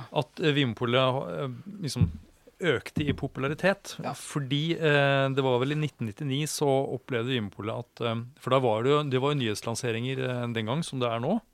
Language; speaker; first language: Norwegian; native; Norwegian